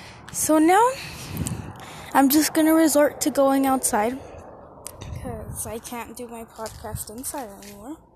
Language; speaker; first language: English; early bilingual, other home language; Spanish